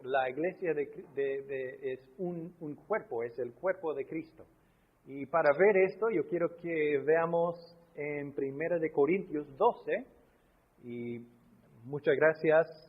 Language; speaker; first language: Spanish; non-native, fluent; English